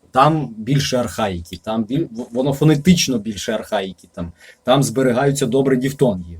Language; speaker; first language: Ukrainian; native; Ukrainian